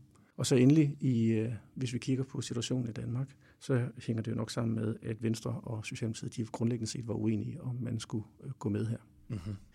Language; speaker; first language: Danish; native; Danish